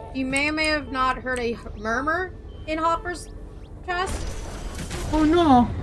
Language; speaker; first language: English; native; English